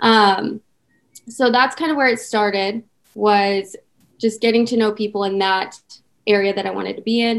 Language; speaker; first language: English; native; English